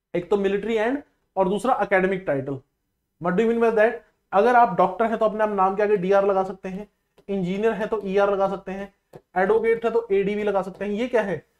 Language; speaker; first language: Hindi; non-native, local second language; Punjabi